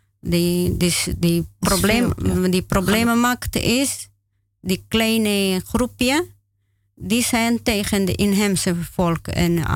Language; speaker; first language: Dutch; non-native, learner; Spanish